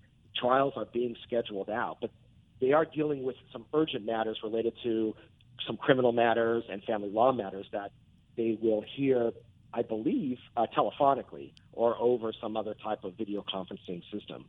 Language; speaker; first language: English; native; English